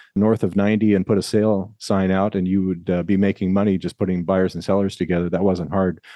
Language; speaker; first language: English; native; English